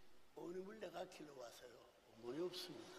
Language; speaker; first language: Korean; native; Korean